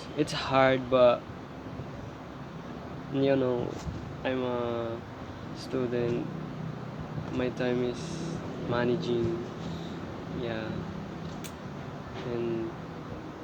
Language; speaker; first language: English; non-native, learner; Filipino